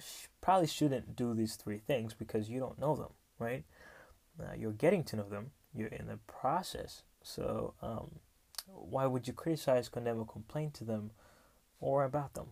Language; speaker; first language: English; non-native, local second language; Kinyarwanda